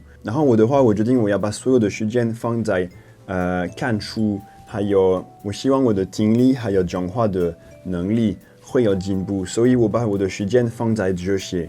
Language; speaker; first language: Chinese; non-native, fluent; French